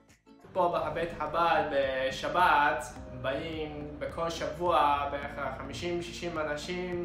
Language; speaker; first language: Hebrew; non-native, learner; Chinese